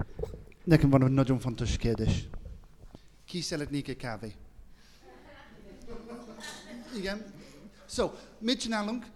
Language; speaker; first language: Hungarian; non-native, learner; English